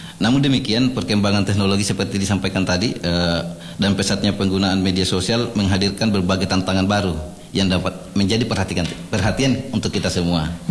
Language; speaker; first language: Indonesian; non-native, local second language; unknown